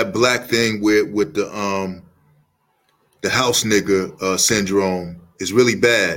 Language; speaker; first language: English; native; English